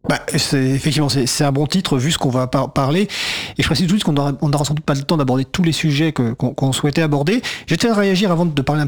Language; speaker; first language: French; native; French